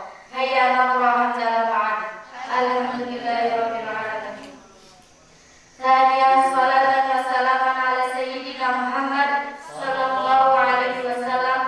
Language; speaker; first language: Arabic; non-native, learner; Indonesian